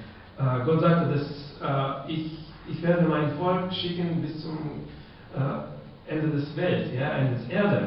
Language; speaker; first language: German; non-native, fluent; Russian